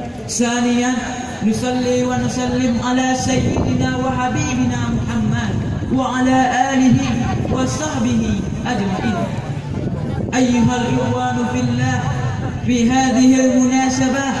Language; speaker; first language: Arabic; non-native, learner; Indonesian